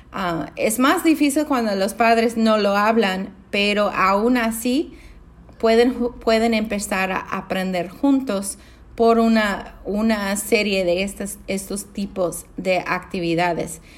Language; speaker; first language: Spanish; non-native, fluent; English